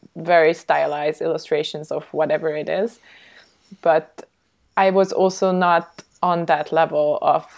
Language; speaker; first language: English; early bilingual, other home language; Hungarian